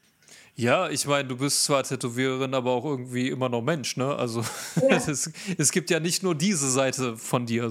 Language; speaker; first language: German; native; German